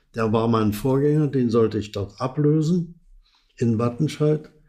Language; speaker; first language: German; native; German